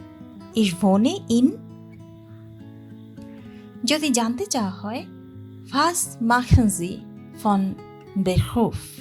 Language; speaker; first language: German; non-native, learner; Bangla